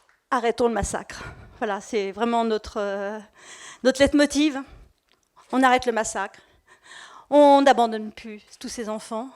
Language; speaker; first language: French; native; French